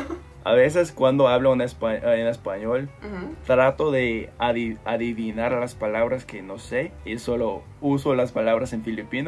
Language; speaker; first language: Spanish; non-native, fluent; English